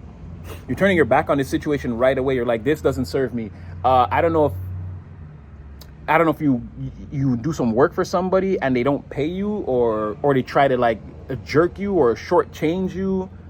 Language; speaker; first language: English; native; English